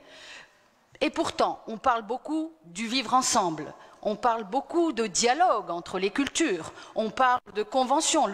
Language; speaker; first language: French; non-native, local second language; Arabic